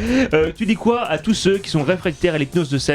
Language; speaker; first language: French; native; French